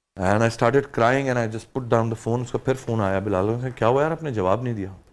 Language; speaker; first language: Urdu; early bilingual, heritage; Urdu